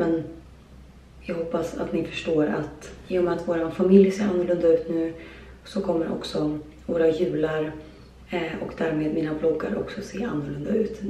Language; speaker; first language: Swedish; native; Swedish